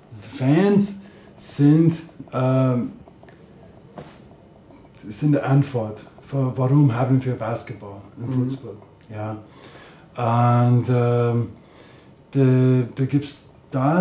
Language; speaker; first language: German; non-native, learner; English